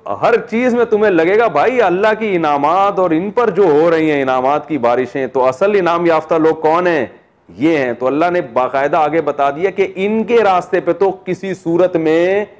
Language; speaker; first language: Urdu; native; Urdu